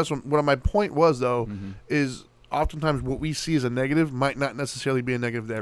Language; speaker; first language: English; native; English